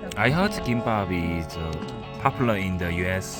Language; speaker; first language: English; non-native, learner; Korean